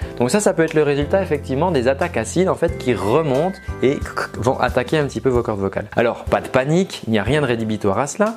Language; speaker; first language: French; native; French